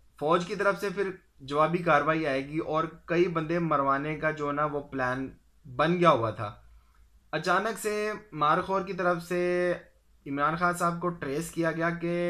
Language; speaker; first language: Urdu; non-native, local second language; Punjabi